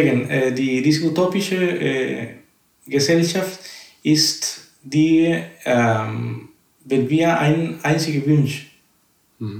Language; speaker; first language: German; non-native, fluent; Spanish